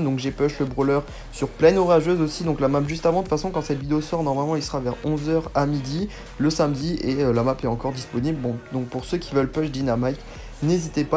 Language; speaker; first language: French; native; French